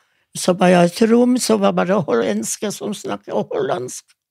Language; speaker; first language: Norwegian; non-native, fluent; Yiddish